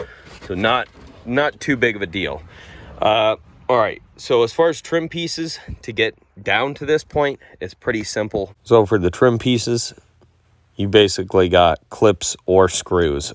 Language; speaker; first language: English; native; English